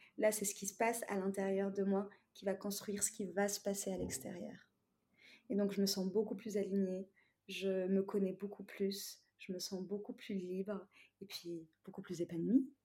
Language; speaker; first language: French; non-native, local second language; Arabic